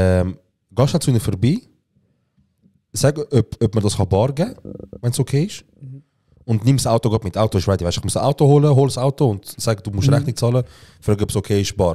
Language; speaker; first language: German; native; German